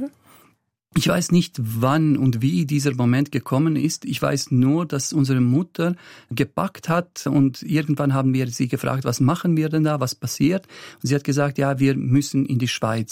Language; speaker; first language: German; early bilingual, other home language; Bosnian